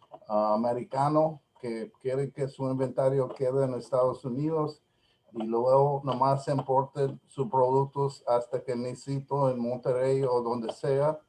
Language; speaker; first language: Spanish; non-native, learner; English